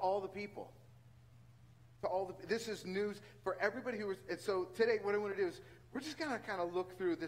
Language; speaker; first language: English; native; English